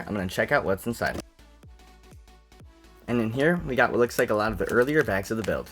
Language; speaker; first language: English; native; English